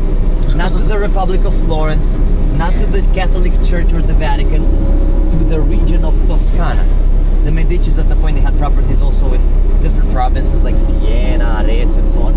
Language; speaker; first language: English; non-native, local second language; Italian